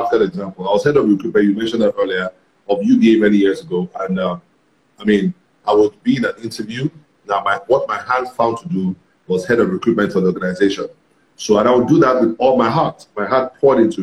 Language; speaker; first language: English; non-native, local second language; Yoruba